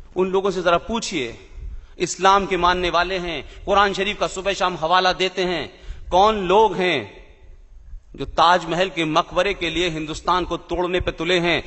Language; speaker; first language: Hindi; native; Hindi